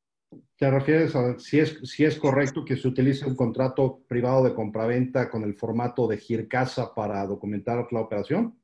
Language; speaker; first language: Spanish; native; Spanish